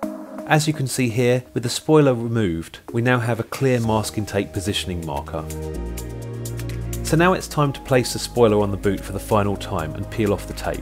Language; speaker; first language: English; native; English